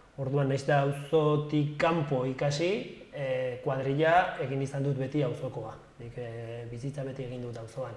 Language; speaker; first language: Basque; non-native, local second language; Spanish